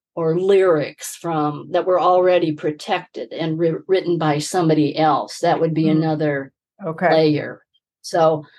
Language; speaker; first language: English; native; English